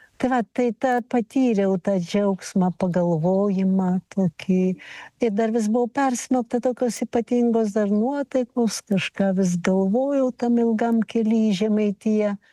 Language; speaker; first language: Lithuanian; native; Lithuanian